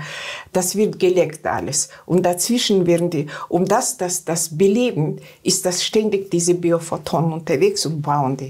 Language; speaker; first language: German; non-native, learner; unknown